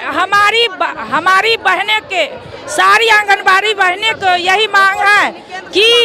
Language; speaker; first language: Hindi; native; Hindi